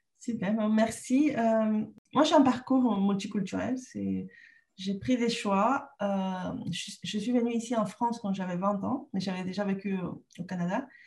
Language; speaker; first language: French; non-native, fluent; Spanish